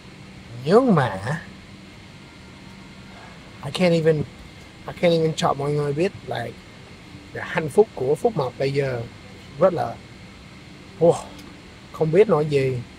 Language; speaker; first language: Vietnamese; non-native, learner; English